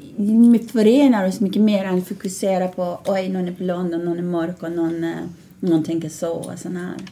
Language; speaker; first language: Swedish; non-native, fluent; Persian